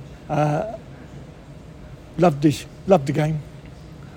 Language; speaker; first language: English; native; English